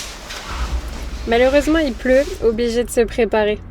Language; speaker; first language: French; native; French